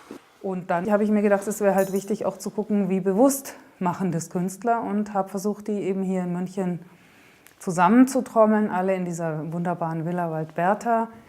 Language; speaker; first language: German; native; German